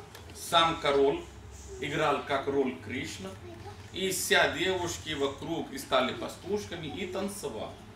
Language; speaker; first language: Russian; non-native, learner; Hindi